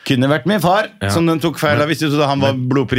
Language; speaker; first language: Norwegian; native; Norwegian